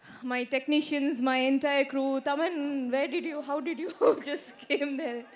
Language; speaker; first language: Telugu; non-native, learner; Malayalam